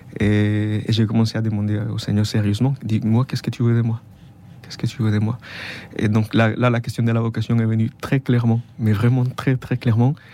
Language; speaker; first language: French; non-native, fluent; Spanish